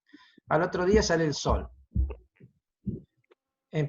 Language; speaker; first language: Spanish; native; Spanish